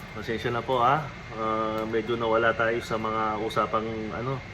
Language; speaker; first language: Filipino; non-native, local second language; Pampanga